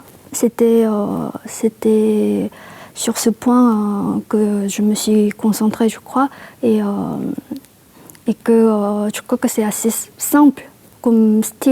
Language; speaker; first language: French; non-native, fluent; Korean